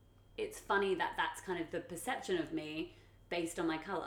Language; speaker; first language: English; native; English